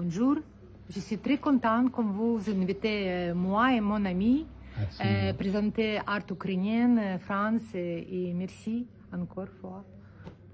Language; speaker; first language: French; non-native, learner; Ukrainian